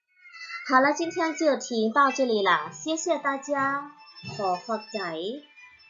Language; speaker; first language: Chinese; non-native, fluent; Lao